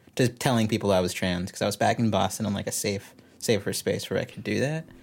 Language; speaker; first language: English; native; English